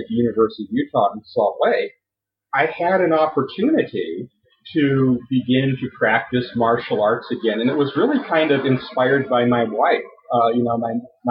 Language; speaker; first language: English; native; English